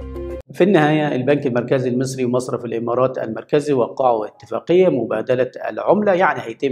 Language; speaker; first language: Arabic; native; Arabic